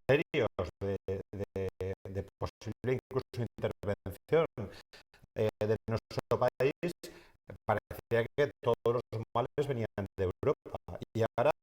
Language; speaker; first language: Spanish; native; Spanish